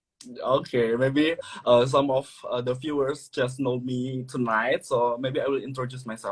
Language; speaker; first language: English; non-native, learner; Indonesian